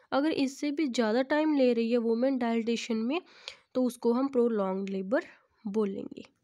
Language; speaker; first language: Hindi; non-native, local second language; Punjabi